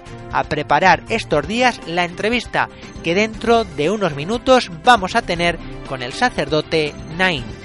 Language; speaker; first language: Spanish; native; Spanish